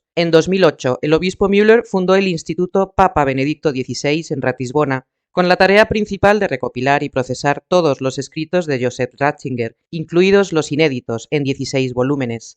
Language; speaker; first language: Spanish; native; Spanish